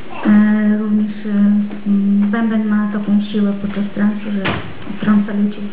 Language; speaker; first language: Polish; native; Polish